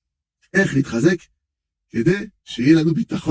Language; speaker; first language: Hebrew; non-native, fluent; French